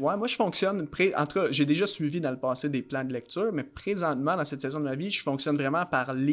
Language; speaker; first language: French; native; French